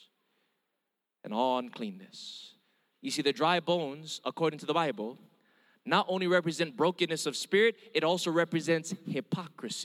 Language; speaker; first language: English; early bilingual, other home language; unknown